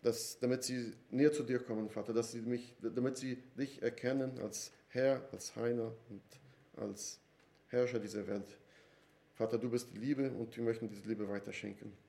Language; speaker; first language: German; non-native, fluent; Portuguese